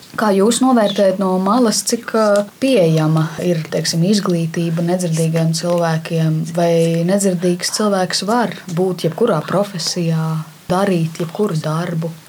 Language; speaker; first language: Latvian; native; Latvian